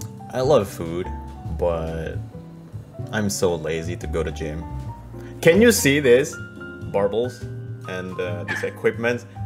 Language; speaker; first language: English; non-native, fluent; Indonesian